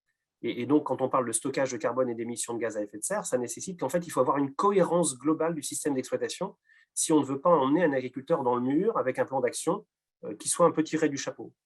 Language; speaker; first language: French; native; French